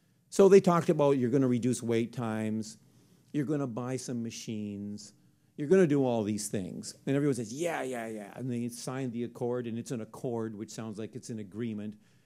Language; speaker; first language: English; native; English